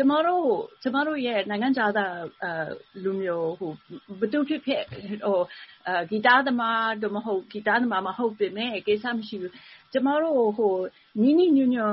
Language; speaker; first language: Burmese; non-native, fluent; English